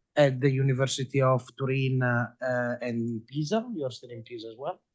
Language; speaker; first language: English; non-native, fluent; Italian